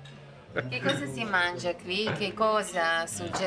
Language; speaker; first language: Italian; non-native, learner; Serbian